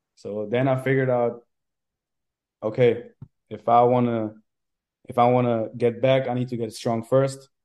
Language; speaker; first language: English; non-native, fluent; German